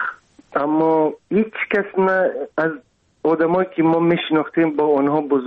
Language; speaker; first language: Persian; non-native, local second language; Russian